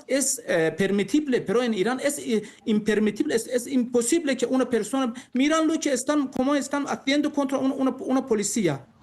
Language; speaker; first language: Spanish; non-native, learner; Persian